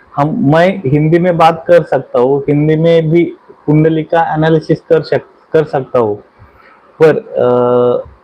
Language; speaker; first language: Hindi; non-native, local second language; Marathi